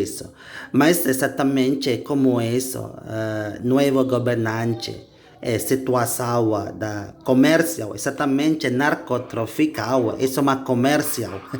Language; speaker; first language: Portuguese; non-native, learner; Indonesian